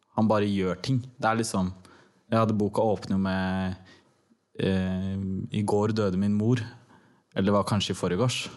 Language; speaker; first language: Norwegian; early bilingual, other home language; Turkish